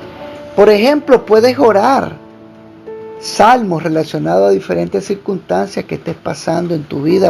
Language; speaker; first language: Spanish; native; Spanish